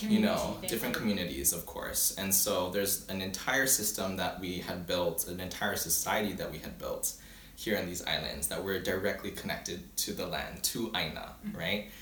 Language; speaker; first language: English; early bilingual, other home language; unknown